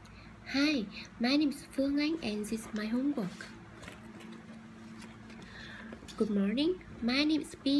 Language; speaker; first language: English; non-native, learner; Vietnamese